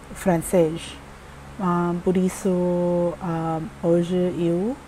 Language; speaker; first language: Portuguese; non-native, learner; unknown